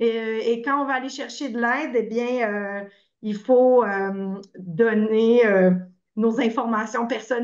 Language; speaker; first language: French; native; French